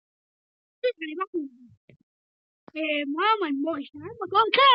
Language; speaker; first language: French; non-native, local second language; Morisyen